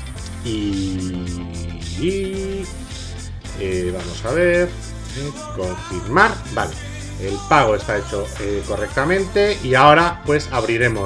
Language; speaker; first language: Spanish; native; Spanish